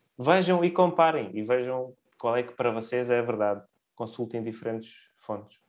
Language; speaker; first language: Portuguese; early bilingual, other home language; Russian